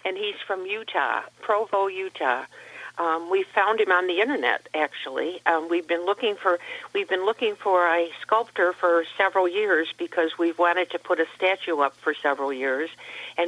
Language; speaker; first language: English; native; English